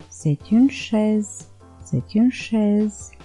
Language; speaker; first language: French; non-native, fluent; Romanian